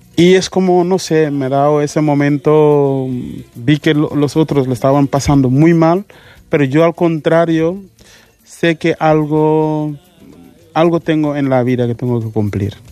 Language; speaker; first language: Spanish; non-native, fluent; Mandingo